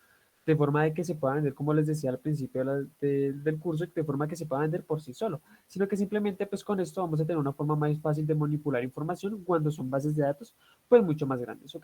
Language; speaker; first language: Spanish; native; Spanish